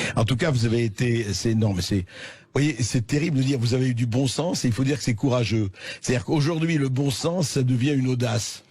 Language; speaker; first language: French; native; French